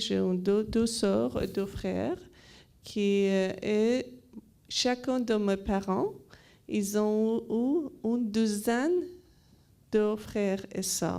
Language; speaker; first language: French; non-native, learner; Persian